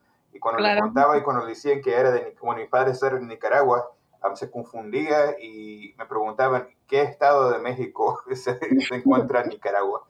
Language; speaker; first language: Spanish; early bilingual, heritage; Spanish